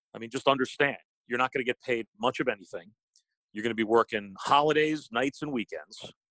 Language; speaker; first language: English; native; English